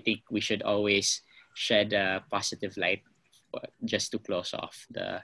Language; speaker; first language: English; non-native, local second language; Cebuano